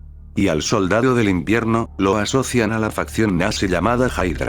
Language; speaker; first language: Spanish; native; Spanish